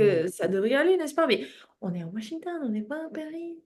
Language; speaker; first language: French; non-native, fluent; English